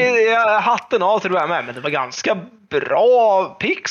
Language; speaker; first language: Swedish; native; Swedish